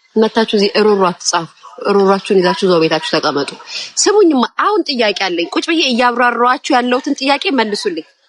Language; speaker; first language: Amharic; native; Amharic